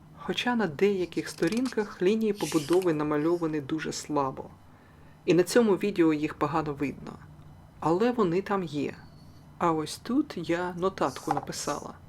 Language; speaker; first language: Ukrainian; non-native, local second language; Russian